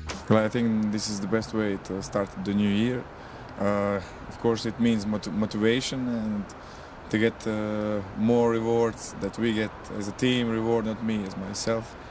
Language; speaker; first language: English; non-native, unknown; Croatian